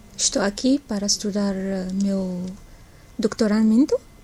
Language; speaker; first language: Portuguese; non-native, learner; Arabic